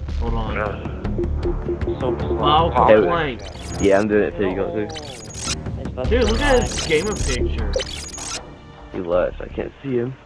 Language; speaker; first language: English; native; English